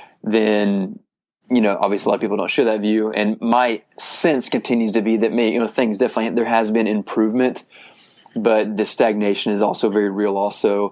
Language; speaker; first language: English; native; English